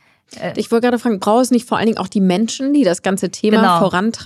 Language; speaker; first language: German; native; German